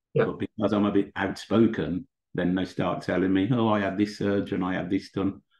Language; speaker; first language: English; native; English